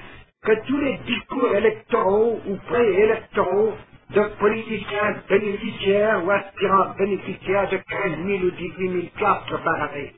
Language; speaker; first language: French; native; French